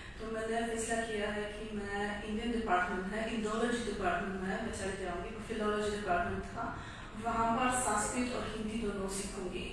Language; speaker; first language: Urdu; non-native, fluent; Polish